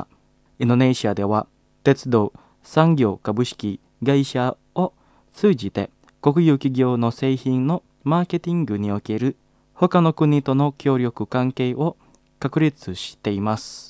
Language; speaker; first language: Japanese; non-native, fluent; Indonesian